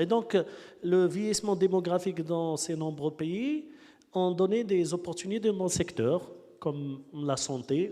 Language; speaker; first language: French; non-native, local second language; Arabic